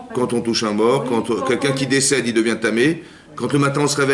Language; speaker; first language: French; native; French